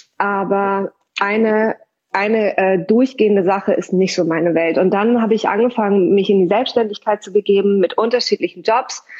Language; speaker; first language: German; early bilingual, other home language; Persian